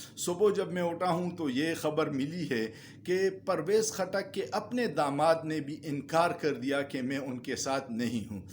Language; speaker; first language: Urdu; non-native, local second language; Pashto